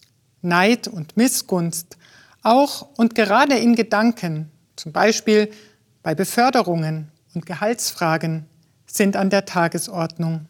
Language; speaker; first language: German; native; German